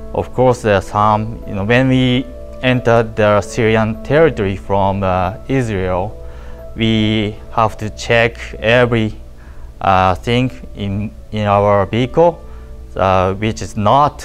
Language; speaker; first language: English; non-native, learner; Japanese